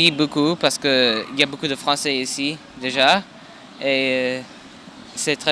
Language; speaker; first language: French; non-native, learner; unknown